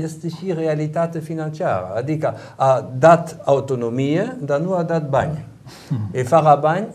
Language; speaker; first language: Romanian; non-native, learner; German